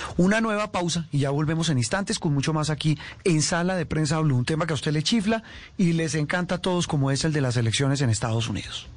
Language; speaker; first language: Spanish; native; Spanish